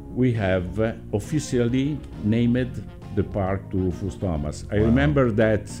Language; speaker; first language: English; non-native, learner; Italian